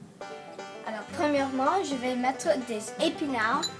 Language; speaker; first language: French; non-native, learner; English